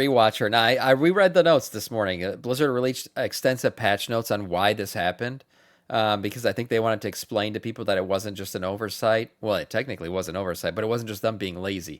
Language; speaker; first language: English; native; English